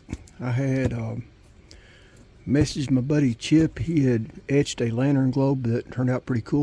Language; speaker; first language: English; native; English